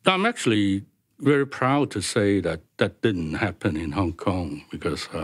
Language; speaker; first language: English; non-native, local second language; Cantonese